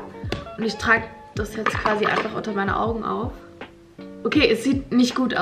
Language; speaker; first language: German; native; German